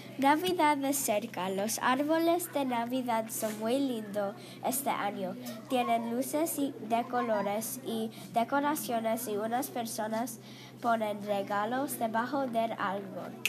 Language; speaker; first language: Spanish; non-native, learner; English